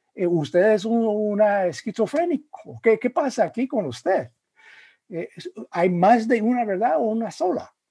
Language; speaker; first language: Spanish; non-native, fluent; English